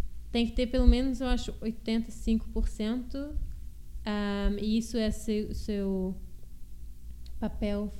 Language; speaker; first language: Portuguese; early bilingual, heritage; Portuguese